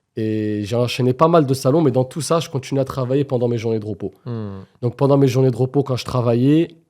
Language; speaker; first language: French; native; French